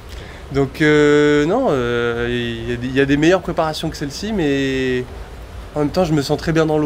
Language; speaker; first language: French; native; French